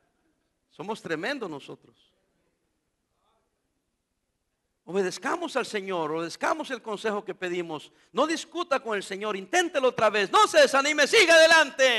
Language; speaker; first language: Spanish; native; Spanish